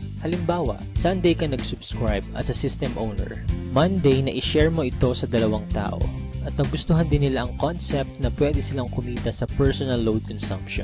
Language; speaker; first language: Filipino; native; Filipino